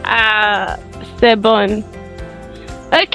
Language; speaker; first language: French; non-native, fluent; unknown